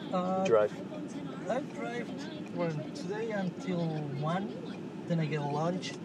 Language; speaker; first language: English; non-native, learner; Spanish